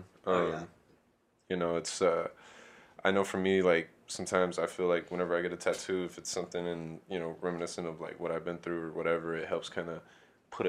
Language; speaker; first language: English; native; English